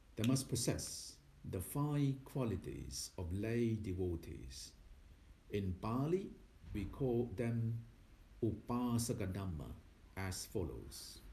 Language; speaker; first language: English; non-native, fluent; Thai